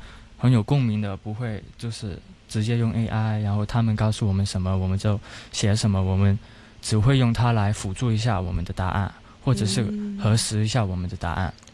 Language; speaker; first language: Chinese; non-native, local second language; Cantonese